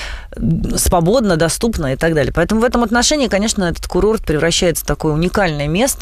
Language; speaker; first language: Russian; native; Russian